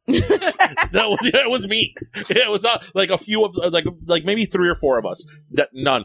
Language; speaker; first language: English; early bilingual, other home language; Spanish